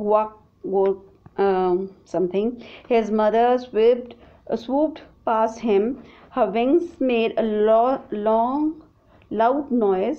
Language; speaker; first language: English; non-native, local second language; Hindi